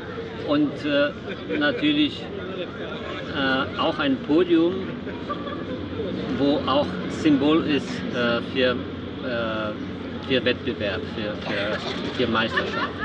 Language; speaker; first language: German; non-native, fluent; Polish